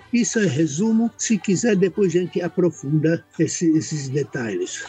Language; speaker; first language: Portuguese; non-native, fluent; Czech